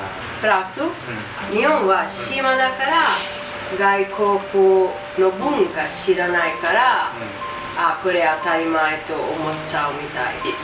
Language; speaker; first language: Japanese; non-native, learner; Italian